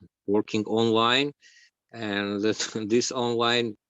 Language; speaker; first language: English; non-native, learner; Georgian